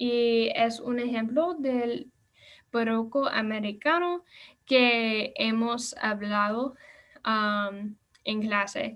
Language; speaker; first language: Spanish; non-native, learner; English